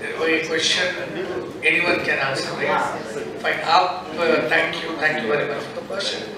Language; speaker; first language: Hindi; non-native, local second language; Kannada